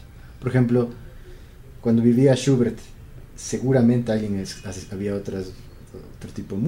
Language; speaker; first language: Spanish; native; Spanish